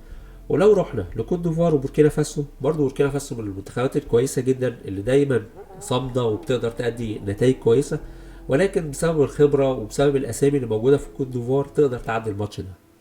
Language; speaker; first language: Arabic; native; Arabic